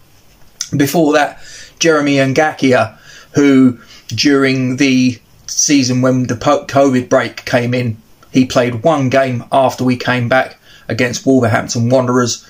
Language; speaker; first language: English; native; English